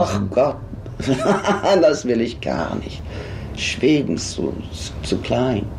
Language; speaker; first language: German; non-native, fluent; Swedish